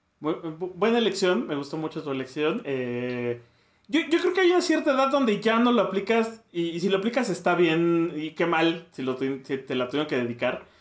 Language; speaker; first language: Spanish; native; Spanish